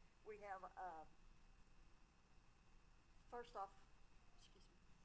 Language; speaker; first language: English; native; English